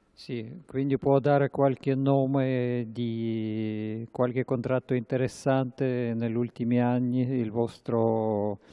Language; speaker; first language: Italian; non-native, fluent; Russian